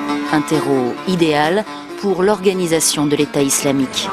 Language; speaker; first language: French; native; French